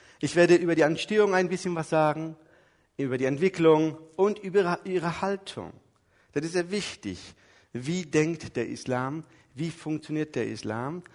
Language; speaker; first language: German; early bilingual, other home language; Turkish